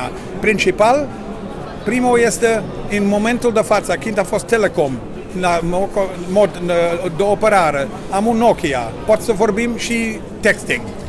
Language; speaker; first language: Romanian; non-native, learner; Dutch